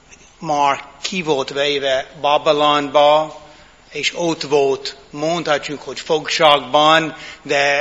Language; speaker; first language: Hungarian; non-native, fluent; English